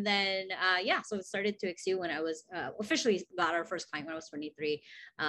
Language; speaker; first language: English; non-native, local second language; Cebuano